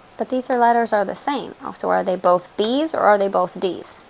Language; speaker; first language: English; native; English